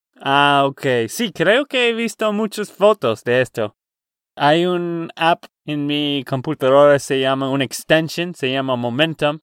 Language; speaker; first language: Spanish; non-native, learner; English